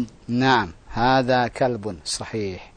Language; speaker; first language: Arabic; non-native, fluent; Indonesian